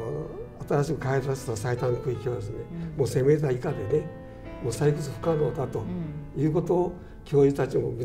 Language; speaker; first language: Japanese; native; Japanese